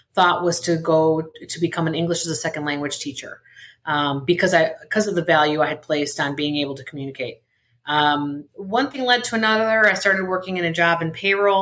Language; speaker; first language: English; early bilingual, other home language; Spanish